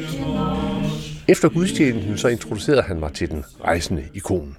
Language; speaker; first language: Danish; native; Danish